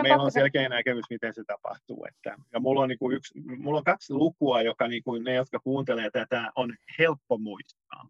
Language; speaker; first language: Finnish; non-native, local second language; Swedish